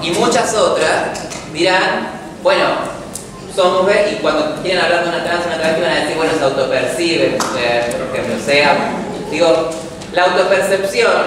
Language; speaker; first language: Spanish; native; Spanish